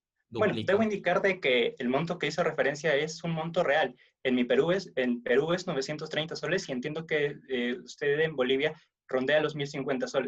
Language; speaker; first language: Spanish; native; Spanish